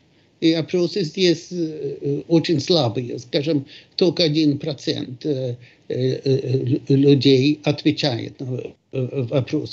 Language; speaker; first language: Russian; non-native, fluent; Swedish